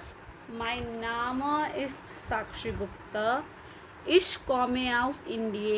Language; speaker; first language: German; non-native, fluent; Hindi